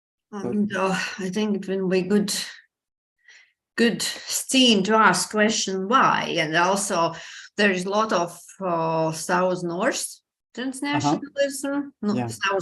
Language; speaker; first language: English; non-native, fluent; Latvian